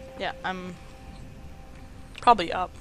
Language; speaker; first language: English; native; English